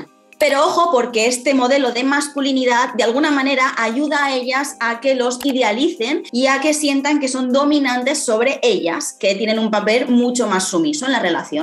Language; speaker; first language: Spanish; native; Spanish